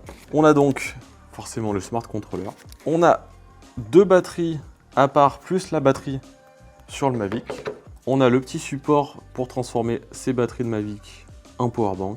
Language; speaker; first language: French; native; French